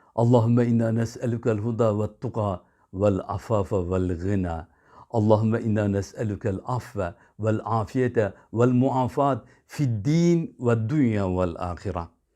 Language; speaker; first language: Arabic; non-native, fluent; Turkish